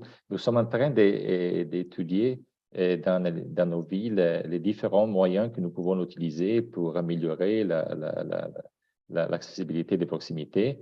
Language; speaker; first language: French; non-native, fluent; Italian